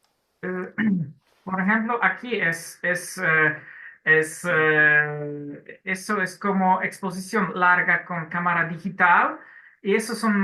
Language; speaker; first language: Spanish; non-native, learner; Polish